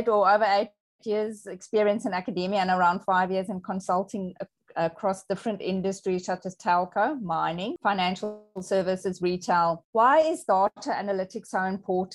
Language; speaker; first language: English; native; English